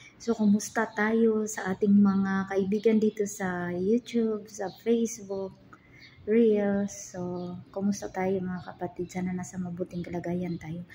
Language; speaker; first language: Filipino; non-native, local second language; Cebuano